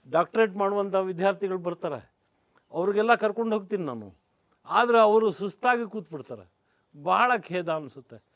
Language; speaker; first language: Kannada; non-native, local second language; Urdu